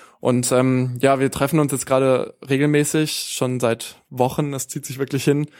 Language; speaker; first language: German; native; German